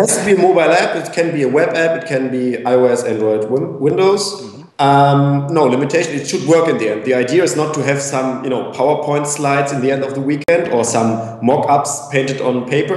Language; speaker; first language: English; non-native, fluent; German